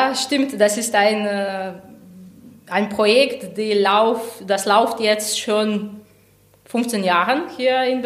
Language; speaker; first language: German; non-native, fluent; Slovenian